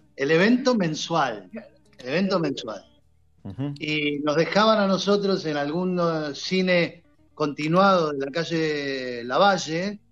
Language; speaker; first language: Spanish; native; Spanish